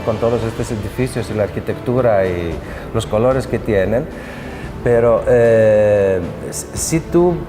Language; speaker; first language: Spanish; non-native, fluent; Greek